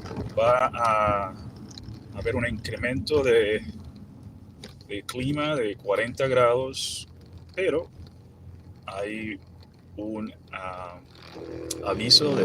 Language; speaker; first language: Spanish; early bilingual, heritage; Spanish